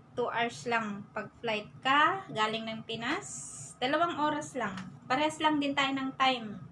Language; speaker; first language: Filipino; non-native, local second language; Iloko